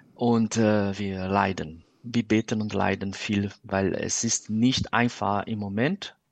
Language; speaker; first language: German; non-native, fluent; Portuguese